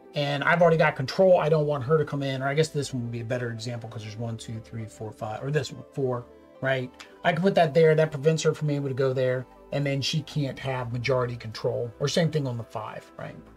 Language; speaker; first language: English; native; English